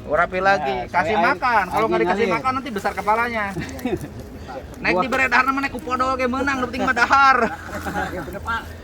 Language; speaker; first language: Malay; non-native, local second language; Sundanese